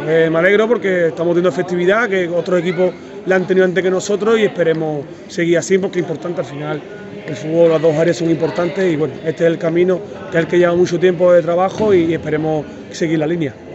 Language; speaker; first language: Spanish; native; Spanish